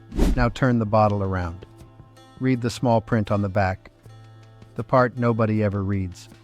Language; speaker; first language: English; non-native, fluent; Italian